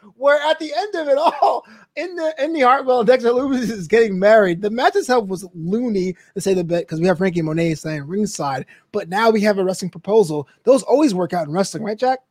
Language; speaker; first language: English; native; English